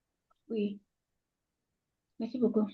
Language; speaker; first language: French; non-native, learner; Yoruba